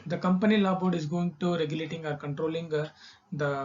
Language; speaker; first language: English; non-native, local second language; Kannada